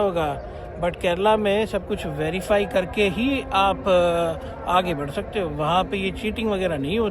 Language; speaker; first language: Hindi; non-native, local second language; Malayalam